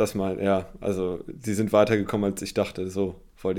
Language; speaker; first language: German; native; German